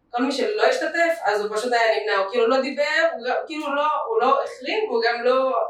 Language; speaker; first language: Hebrew; early bilingual, other home language; Russian